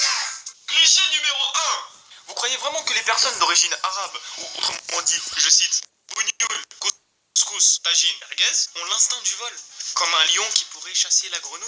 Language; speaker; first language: French; native; French